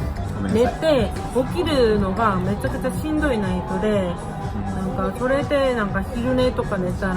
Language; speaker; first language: Japanese; non-native, fluent; Korean